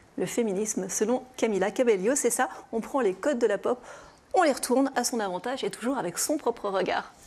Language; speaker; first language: French; native; French